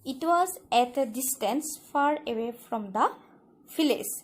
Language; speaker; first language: English; non-native, local second language; Assamese